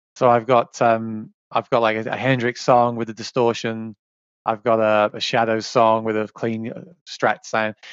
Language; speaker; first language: English; native; English